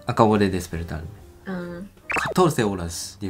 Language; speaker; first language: Spanish; non-native, fluent; Japanese